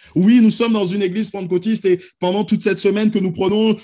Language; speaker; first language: French; native; French